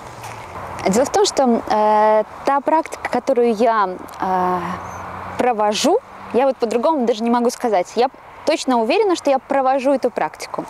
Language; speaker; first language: Russian; native; Russian